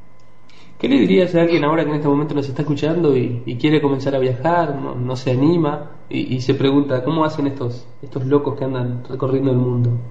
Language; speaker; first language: Spanish; native; Spanish